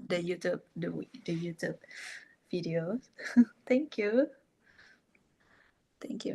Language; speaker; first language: English; non-native, fluent; Indonesian